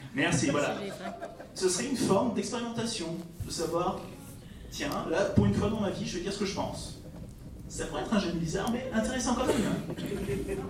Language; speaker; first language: French; non-native, fluent; Dutch